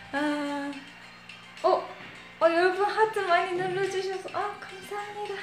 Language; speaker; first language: Korean; non-native, fluent; Japanese